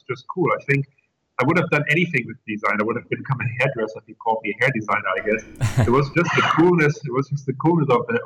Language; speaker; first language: English; non-native, fluent; German